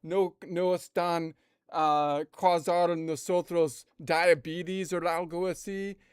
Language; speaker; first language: Spanish; non-native, learner; English